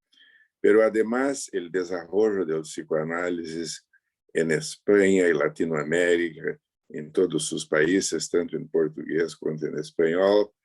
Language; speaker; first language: Spanish; non-native, fluent; Portuguese